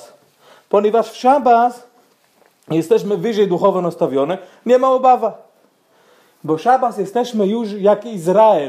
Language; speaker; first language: Polish; non-native, fluent; Hebrew